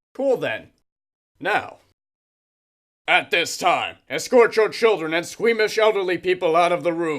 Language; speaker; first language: English; native; English